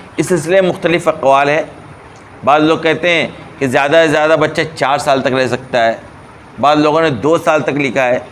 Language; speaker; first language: Urdu; native; Urdu